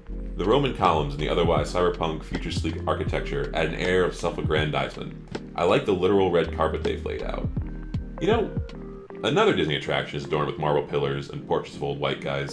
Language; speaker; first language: English; native; English